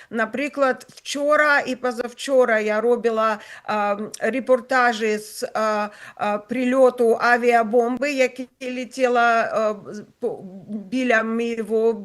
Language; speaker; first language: Ukrainian; non-native, local second language; Russian